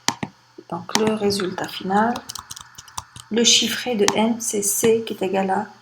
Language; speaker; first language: French; non-native, local second language; Arabic